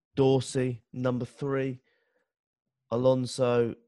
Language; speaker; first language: English; native; English